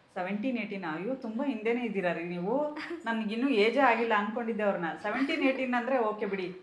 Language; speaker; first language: Kannada; native; Kannada